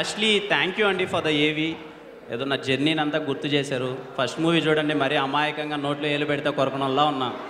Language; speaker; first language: Telugu; native; Telugu